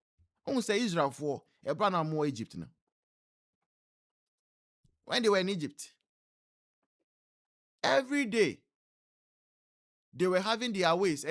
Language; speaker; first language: English; non-native, local second language; Akan